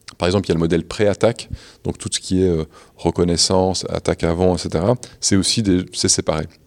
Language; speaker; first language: French; native; French